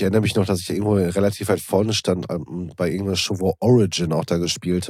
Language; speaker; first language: German; native; German